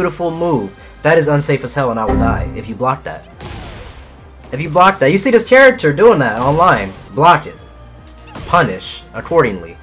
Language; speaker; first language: English; native; English